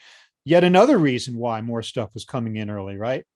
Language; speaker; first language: English; native; English